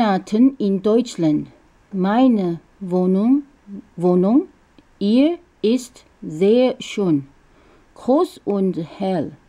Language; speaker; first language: German; non-native, learner; Japanese